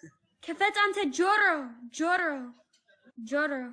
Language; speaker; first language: Amharic; non-native, learner; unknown